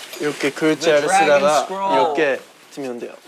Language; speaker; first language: Korean; non-native, fluent; Japanese